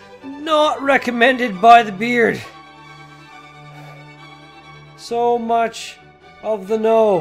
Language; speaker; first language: English; native; English